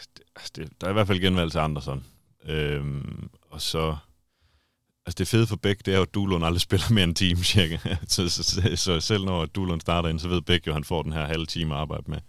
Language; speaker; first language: Danish; native; Danish